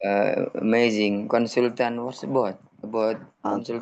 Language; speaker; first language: English; non-native, learner; Indonesian